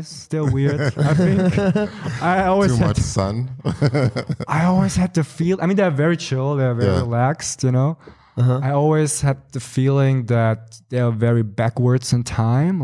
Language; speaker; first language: English; non-native, fluent; German